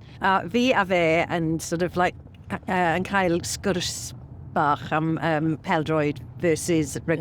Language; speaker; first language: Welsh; non-native, local second language; English